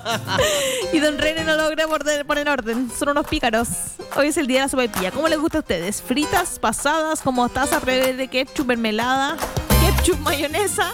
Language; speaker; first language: Spanish; native; Spanish